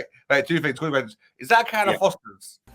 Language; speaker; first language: English; native; English